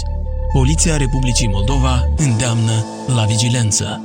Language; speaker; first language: Romanian; native; Romanian